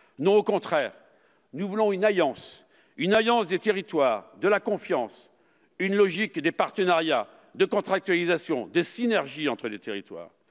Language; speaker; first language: French; native; French